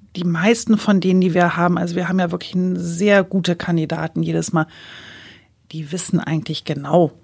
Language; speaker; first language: German; native; German